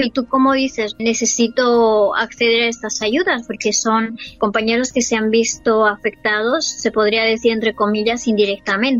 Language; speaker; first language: Spanish; native; Spanish